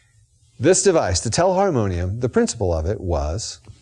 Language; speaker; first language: English; native; English